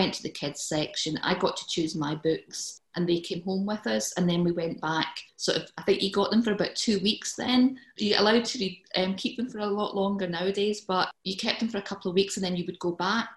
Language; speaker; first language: English; native; English